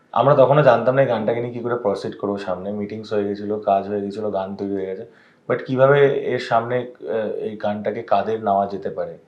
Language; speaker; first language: Bangla; native; Bangla